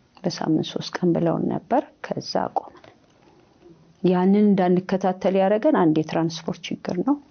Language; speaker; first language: Amharic; native; Amharic